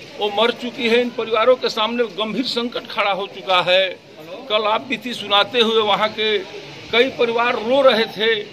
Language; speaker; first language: Hindi; native; Hindi